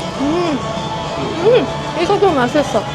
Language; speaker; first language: Korean; non-native, learner; Vietnamese